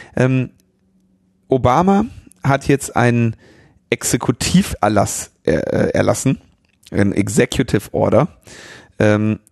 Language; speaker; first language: German; native; German